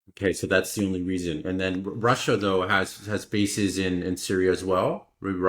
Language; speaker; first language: English; native; English